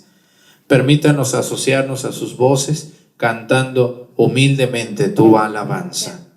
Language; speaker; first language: Spanish; native; Spanish